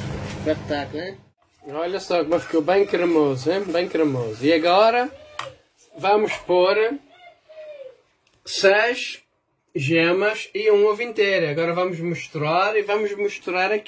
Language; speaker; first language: Portuguese; non-native, fluent; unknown